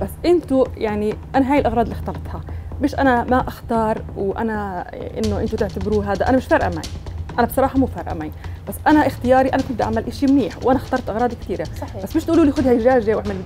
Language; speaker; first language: Arabic; native; Arabic